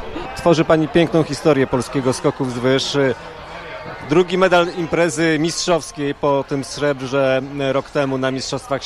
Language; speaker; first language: Polish; native; Polish